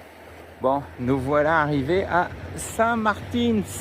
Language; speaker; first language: French; native; French